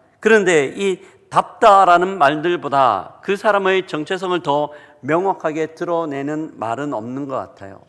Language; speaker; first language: Korean; native; Korean